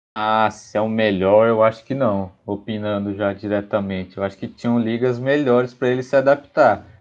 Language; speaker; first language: Portuguese; native; Portuguese